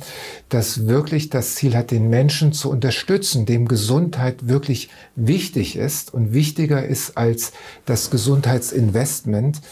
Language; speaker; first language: German; native; German